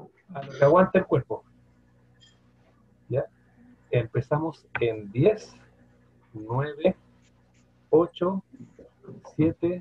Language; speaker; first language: Spanish; native; Spanish